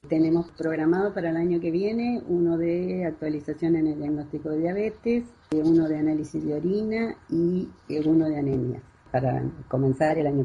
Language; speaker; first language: Spanish; native; Spanish